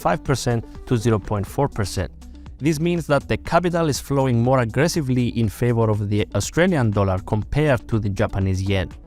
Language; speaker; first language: English; non-native, fluent; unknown